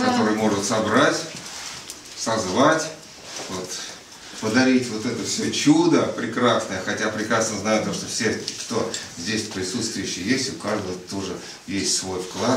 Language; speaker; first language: Russian; native; Russian